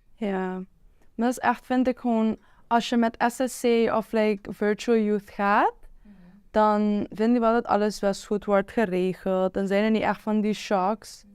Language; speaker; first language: Dutch; non-native, local second language; Papiamento